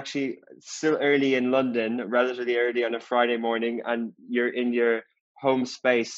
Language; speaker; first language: English; native; English